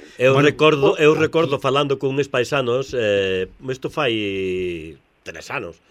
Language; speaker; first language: Galician; native; Galician